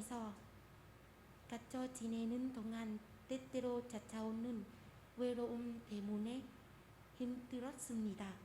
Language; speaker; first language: Korean; non-native, fluent; Vietnamese